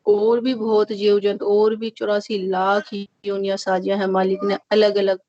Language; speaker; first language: Hindi; non-native, local second language; Punjabi